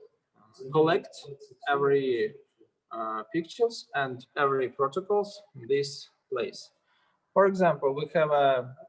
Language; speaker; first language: English; non-native, learner; Russian